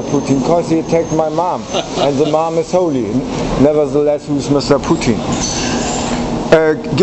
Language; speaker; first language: English; non-native, learner; German